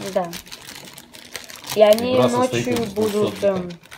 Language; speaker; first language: Russian; early bilingual, heritage; Russian